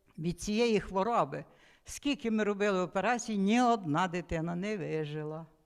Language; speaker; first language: Ukrainian; native; Ukrainian